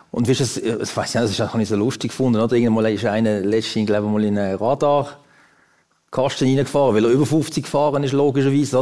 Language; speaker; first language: German; native; German